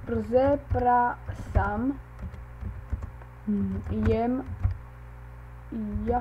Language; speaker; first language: Polish; non-native, learner; Czech